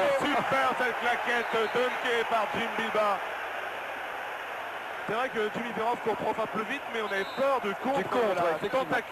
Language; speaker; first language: French; native; French